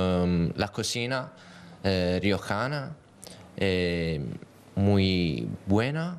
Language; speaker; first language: Spanish; non-native, learner; Italian